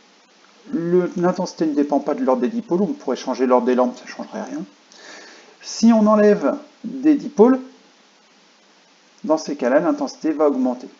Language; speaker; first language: French; native; French